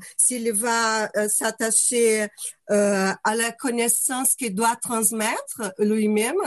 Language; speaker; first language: French; non-native, fluent; Portuguese